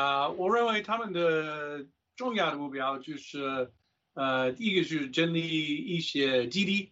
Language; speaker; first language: Chinese; non-native, fluent; English